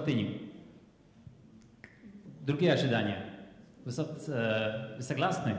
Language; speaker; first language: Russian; non-native, fluent; Czech